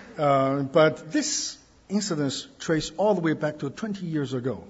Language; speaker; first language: English; non-native, fluent; Chinese